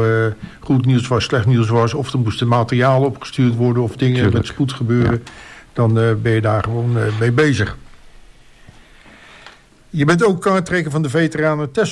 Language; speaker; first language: Dutch; native; Dutch